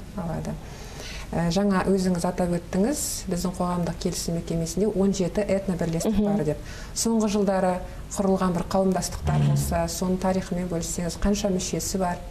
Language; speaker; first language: Kazakh; native; Kazakh